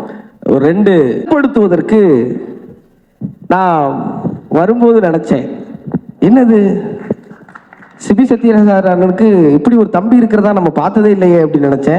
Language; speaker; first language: Tamil; native; Tamil